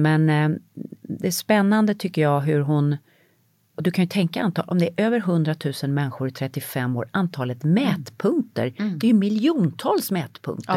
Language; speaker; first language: Swedish; native; Swedish